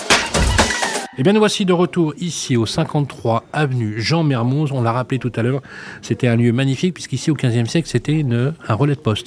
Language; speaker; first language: French; native; French